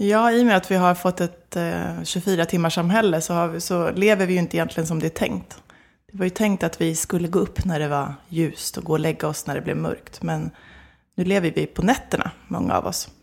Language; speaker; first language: Swedish; native; Swedish